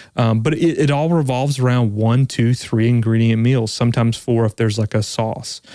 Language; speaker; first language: English; native; English